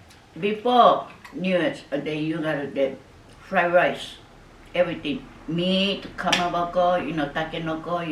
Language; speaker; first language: English; non-native, learner; Japanese